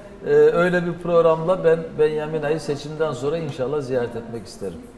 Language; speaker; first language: Turkish; native; Turkish